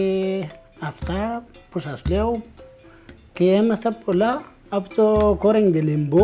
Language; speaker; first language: Greek; non-native, learner; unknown